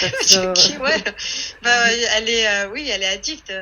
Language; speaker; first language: French; native; French